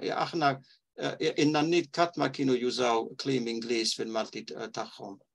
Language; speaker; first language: Maltese; early bilingual, heritage; Maltese